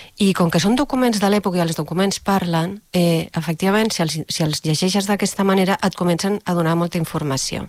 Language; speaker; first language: Catalan; native; Catalan